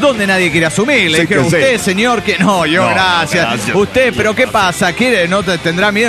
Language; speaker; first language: Spanish; native; Spanish